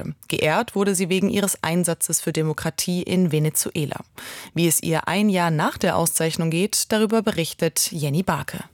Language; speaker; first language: German; native; German